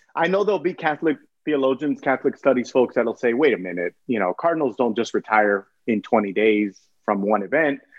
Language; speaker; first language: English; native; English